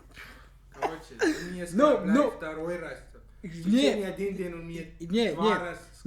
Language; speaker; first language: Russian; non-native, learner; English